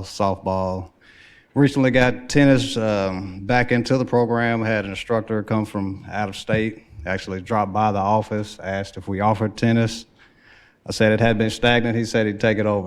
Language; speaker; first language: English; native; English